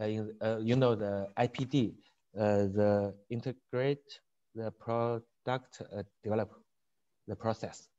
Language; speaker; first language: English; non-native, learner; Chinese